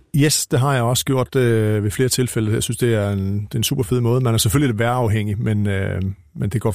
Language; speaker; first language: Danish; native; Danish